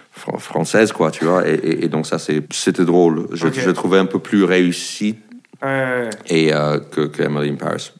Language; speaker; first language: French; non-native, fluent; English